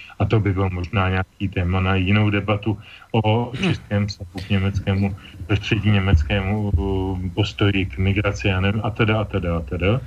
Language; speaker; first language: Czech; native; Czech